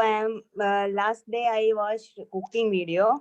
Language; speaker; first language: English; non-native, learner; Malayalam